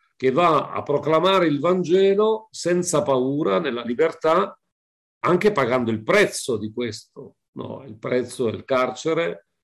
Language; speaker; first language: Italian; native; Italian